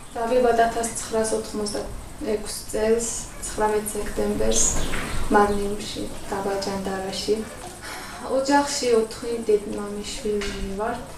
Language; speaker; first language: Georgian; non-native, local second language; Azerbaijani